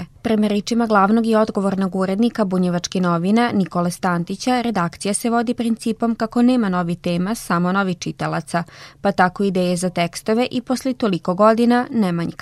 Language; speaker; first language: Serbian; native; Serbian